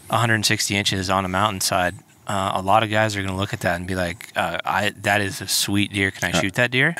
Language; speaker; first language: English; native; English